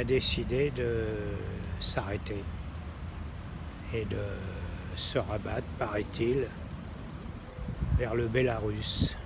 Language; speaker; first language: French; native; French